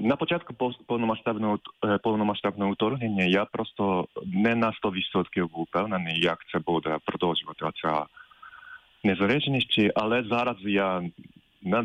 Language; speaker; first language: Ukrainian; non-native, fluent; Japanese